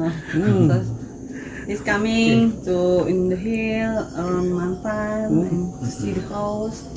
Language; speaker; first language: English; non-native, learner; Indonesian